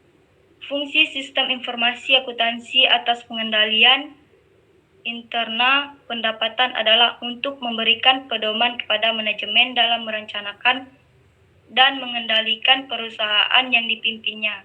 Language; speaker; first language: Indonesian; native; Indonesian